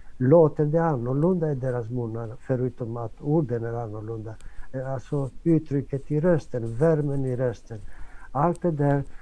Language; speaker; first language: Swedish; non-native, fluent; Greek